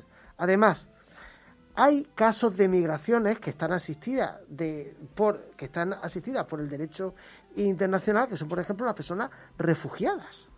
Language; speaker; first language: Spanish; native; Spanish